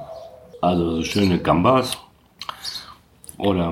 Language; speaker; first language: German; native; German